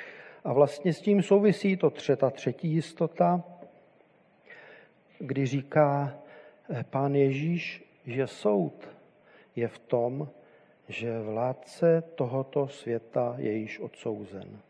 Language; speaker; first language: Czech; native; Czech